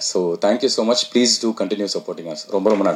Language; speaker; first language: Tamil; native; Tamil